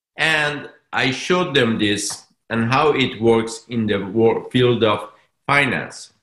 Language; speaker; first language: English; non-native, fluent; Persian